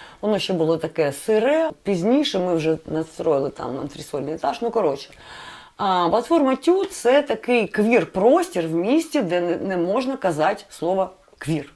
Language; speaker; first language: Ukrainian; non-native, local second language; Russian